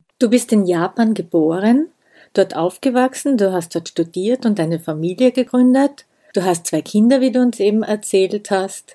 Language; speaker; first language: German; native; German